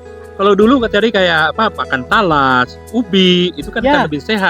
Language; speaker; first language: Indonesian; native; Indonesian